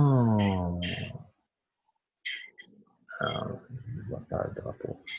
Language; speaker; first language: French; non-native, fluent; Portuguese